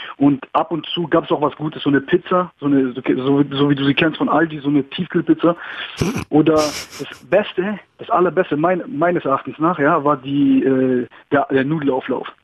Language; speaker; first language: German; early bilingual, other home language; Greek